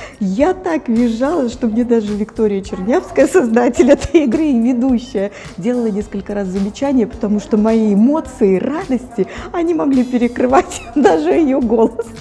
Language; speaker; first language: Russian; native; Russian